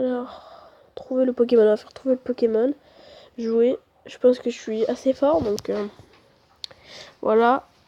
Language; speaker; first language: French; native; French